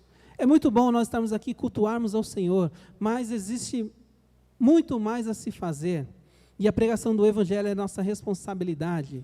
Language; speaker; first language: Portuguese; native; Portuguese